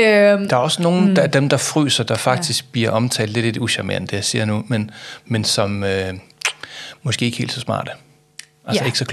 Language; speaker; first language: Danish; native; Danish